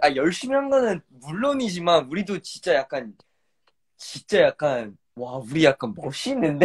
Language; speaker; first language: Korean; early bilingual, heritage; English